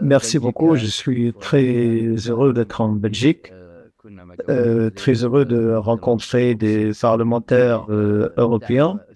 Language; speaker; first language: French; non-native, fluent; Arabic